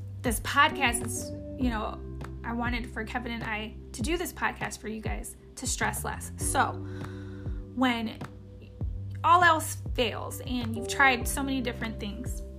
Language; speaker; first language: English; native; English